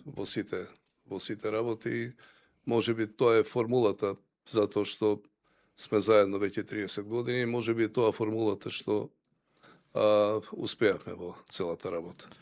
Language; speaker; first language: Macedonian; native; Macedonian